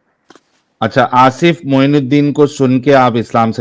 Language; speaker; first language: Hindi; native; Hindi